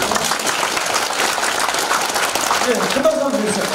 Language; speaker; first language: Korean; native; Korean